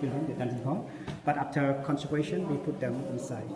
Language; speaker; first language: English; non-native, local second language; Khmer